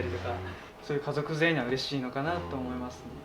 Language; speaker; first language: Japanese; native; Japanese